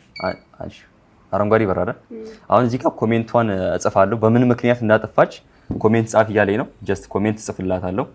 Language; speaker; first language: Amharic; non-native, local second language; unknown